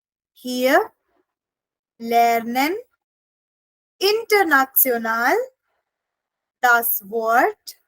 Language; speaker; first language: German; non-native, fluent; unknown